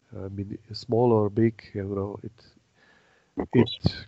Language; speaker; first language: English; non-native, fluent; Czech